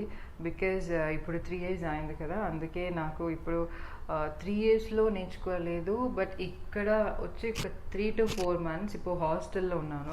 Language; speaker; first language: Telugu; non-native, learner; Tamil